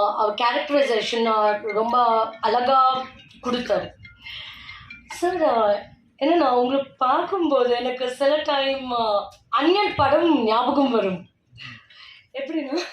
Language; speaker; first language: Tamil; non-native, learner; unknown